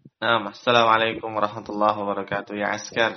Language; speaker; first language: Arabic; non-native, fluent; Indonesian